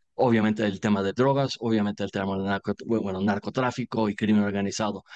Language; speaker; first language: Spanish; non-native, fluent; English